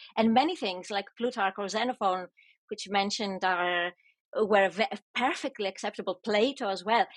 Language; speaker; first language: English; non-native, fluent; Greek